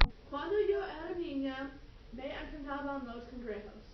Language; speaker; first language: Spanish; non-native, learner; English